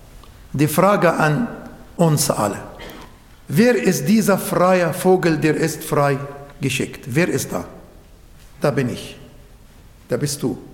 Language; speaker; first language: German; non-native, fluent; Arabic